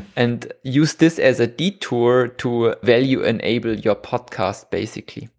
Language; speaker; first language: English; non-native, fluent; German